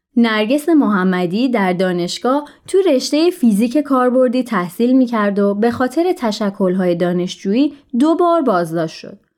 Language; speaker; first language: Persian; native; Persian